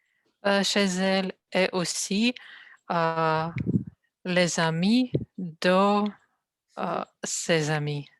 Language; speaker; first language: French; non-native, learner; Russian